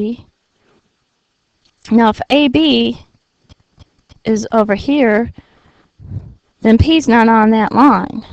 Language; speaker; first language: English; native; English